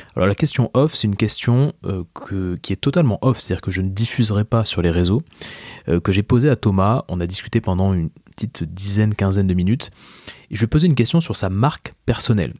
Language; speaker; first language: French; native; French